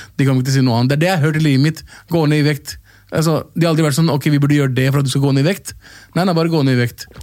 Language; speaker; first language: Norwegian; early bilingual, other home language; Somali